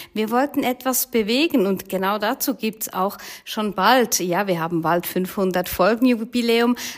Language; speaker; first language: German; native; German